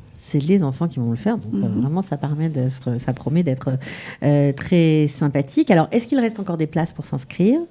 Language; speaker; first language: French; native; French